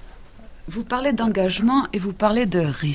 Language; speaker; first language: French; native; French